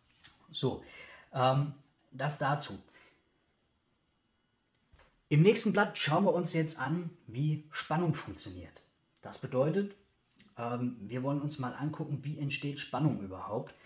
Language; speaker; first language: German; native; German